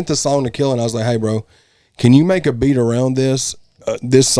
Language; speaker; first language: English; native; English